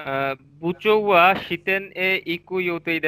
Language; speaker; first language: Japanese; non-native, learner; Bangla